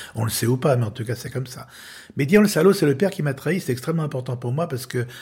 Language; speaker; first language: French; native; French